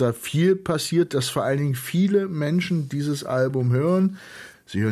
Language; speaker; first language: German; native; German